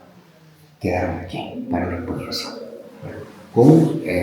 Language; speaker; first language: Spanish; native; Spanish